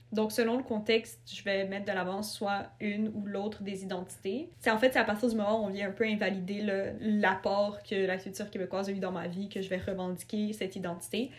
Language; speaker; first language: French; early bilingual, other home language; Russian